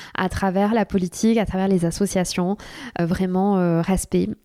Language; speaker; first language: French; native; French